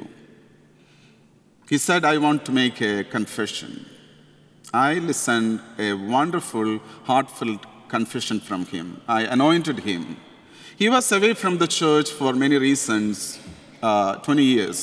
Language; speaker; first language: English; non-native, local second language; Malayalam